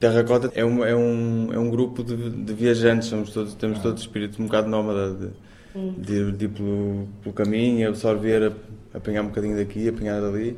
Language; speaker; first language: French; non-native, learner; Portuguese